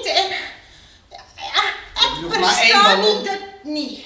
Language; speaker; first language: Dutch; non-native, learner; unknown